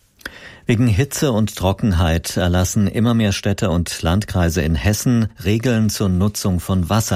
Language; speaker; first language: German; native; German